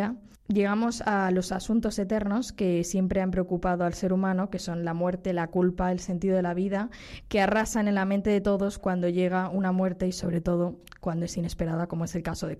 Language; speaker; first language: Spanish; native; Spanish